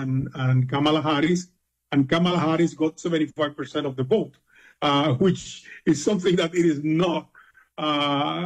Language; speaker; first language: English; non-native, fluent; Spanish